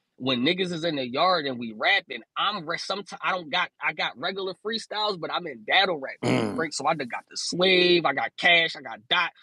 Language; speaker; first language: English; native; English